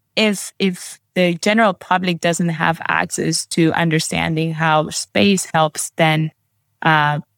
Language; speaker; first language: English; non-native, fluent; Spanish